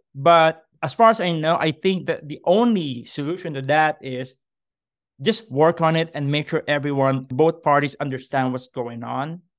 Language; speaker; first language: English; non-native, local second language; Filipino